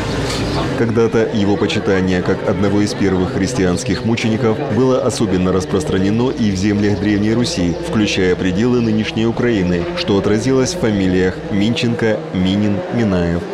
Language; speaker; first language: Russian; native; Russian